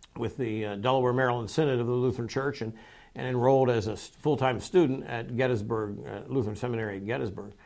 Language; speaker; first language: English; native; English